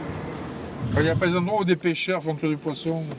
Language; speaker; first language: French; native; French